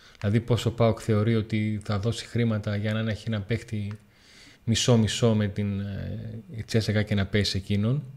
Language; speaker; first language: Greek; native; Greek